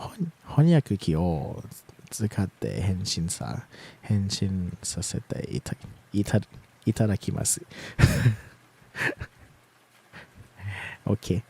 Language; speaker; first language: Japanese; non-native, learner; Thai